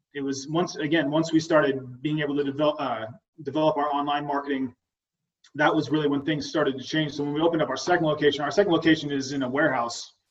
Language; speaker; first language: English; native; English